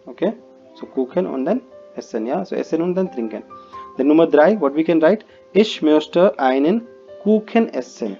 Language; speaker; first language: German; non-native, fluent; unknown